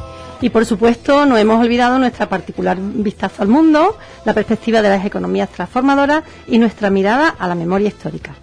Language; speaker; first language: Spanish; native; Spanish